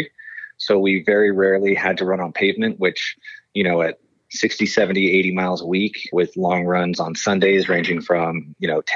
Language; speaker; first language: English; native; English